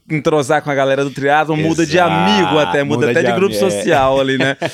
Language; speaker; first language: Portuguese; native; Portuguese